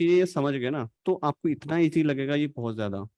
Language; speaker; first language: Hindi; native; Hindi